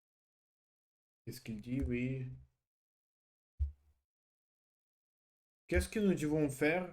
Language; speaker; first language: French; non-native, learner; Russian